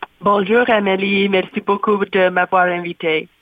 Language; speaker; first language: French; non-native, learner; English